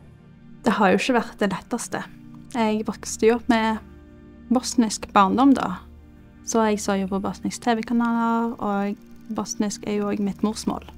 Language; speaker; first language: Norwegian; early bilingual, other home language; Bosnian